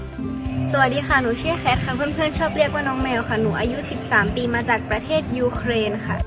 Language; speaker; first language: Thai; early bilingual, other home language; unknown